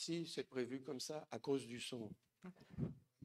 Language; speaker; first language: French; native; French